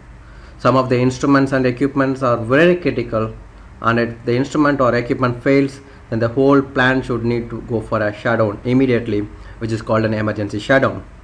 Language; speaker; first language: English; non-native, local second language; Tamil